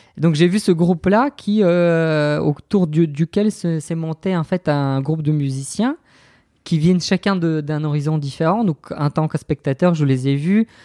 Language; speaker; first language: French; non-native, fluent; Bulgarian